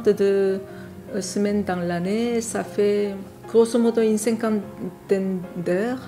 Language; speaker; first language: French; non-native, fluent; Korean